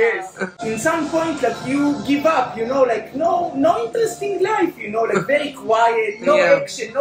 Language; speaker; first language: English; non-native, learner; Hebrew